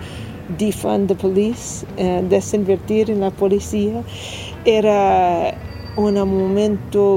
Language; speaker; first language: Spanish; non-native, learner; English